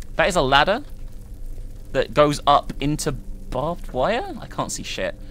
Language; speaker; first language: English; native; English